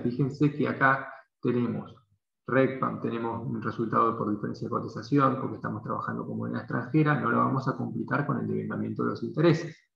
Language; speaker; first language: Spanish; native; Spanish